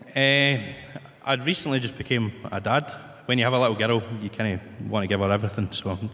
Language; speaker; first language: English; native; English